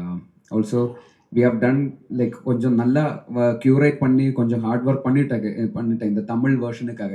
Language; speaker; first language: Tamil; non-native, learner; Malayalam